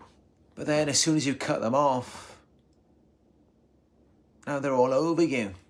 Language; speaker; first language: English; native; English